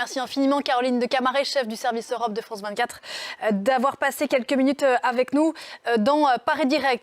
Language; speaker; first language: French; native; French